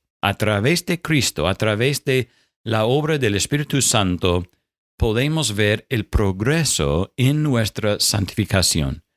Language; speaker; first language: Spanish; non-native, fluent; English